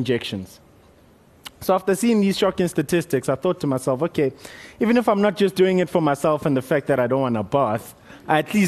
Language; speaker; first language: English; non-native, local second language; Northern Sotho